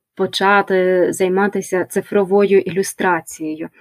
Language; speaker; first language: Ukrainian; native; Ukrainian